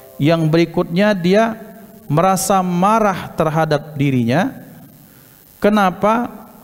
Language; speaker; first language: Malay; non-native, local second language; Javanese